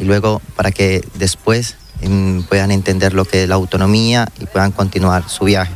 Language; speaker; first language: Spanish; native; Spanish